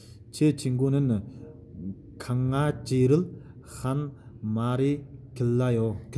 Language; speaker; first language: Korean; non-native, fluent; Mongolian